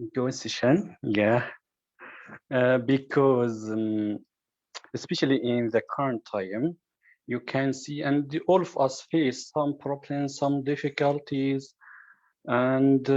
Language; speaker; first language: English; non-native, fluent; Arabic